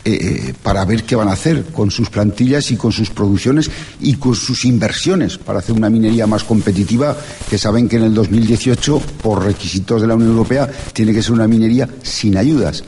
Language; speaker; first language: Spanish; native; Spanish